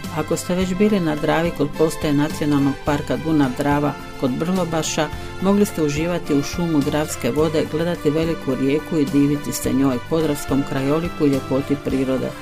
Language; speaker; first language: Bosnian; early bilingual, heritage; Croatian